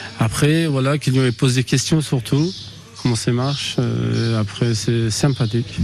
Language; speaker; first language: French; non-native, learner; Kurdish